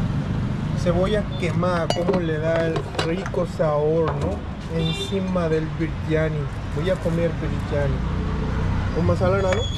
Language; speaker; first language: Spanish; non-native, fluent; Hindi